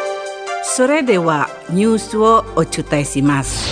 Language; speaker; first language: Japanese; non-native, fluent; Indonesian